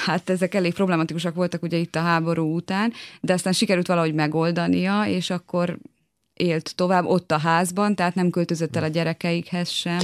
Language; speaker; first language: Hungarian; native; Hungarian